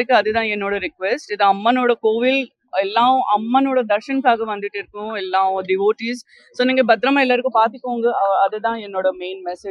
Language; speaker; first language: Tamil; non-native, fluent; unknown